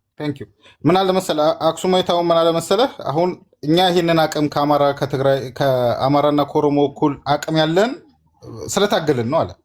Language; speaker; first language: Amharic; native; Amharic